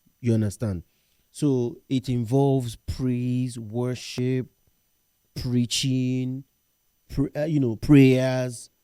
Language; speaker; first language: Nigerian Pidgin; non-native, local second language; Yoruba